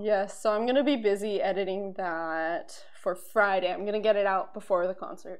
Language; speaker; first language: English; native; English